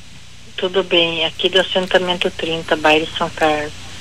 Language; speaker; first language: Portuguese; native; Portuguese